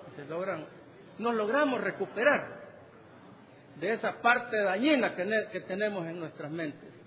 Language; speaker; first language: Spanish; native; Spanish